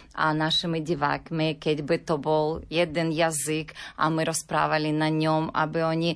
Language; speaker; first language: Slovak; non-native, learner; Ukrainian